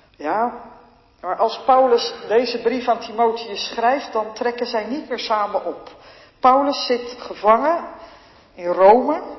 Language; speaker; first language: Dutch; native; Dutch